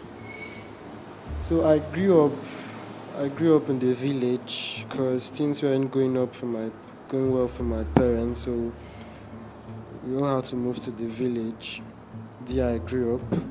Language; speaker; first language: English; non-native, local second language; Igbo